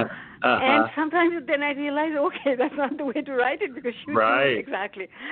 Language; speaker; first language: English; non-native, local second language; Bangla